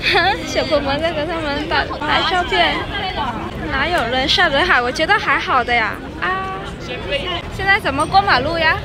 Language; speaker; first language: Chinese; non-native, fluent; Vietnamese